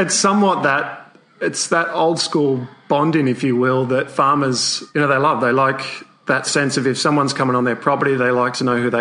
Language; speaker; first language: English; native; English